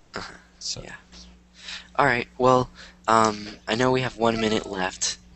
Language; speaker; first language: English; native; English